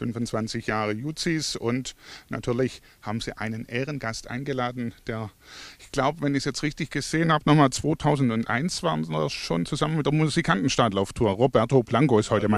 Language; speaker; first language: German; native; German